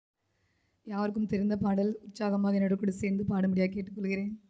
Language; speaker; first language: Tamil; native; Tamil